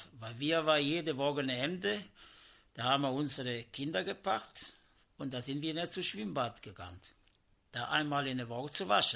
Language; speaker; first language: German; non-native, learner; Italian